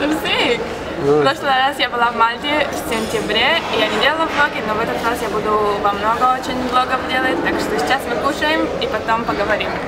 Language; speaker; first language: Russian; early bilingual, heritage; Russian